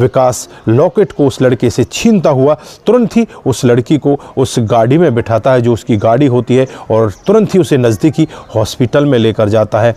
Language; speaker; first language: Hindi; native; Hindi